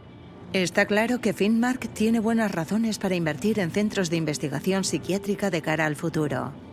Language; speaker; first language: Spanish; native; Spanish